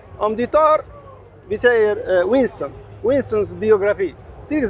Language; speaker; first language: Swedish; non-native, learner; Arabic